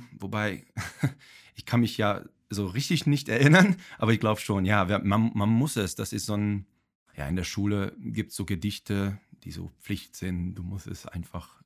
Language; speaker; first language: German; non-native, fluent; Hungarian